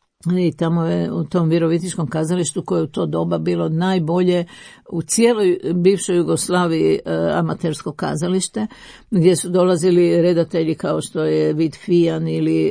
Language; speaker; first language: Croatian; native; Croatian